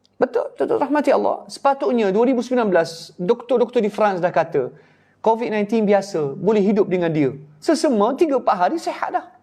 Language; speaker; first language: Malay; non-native, fluent; Arabic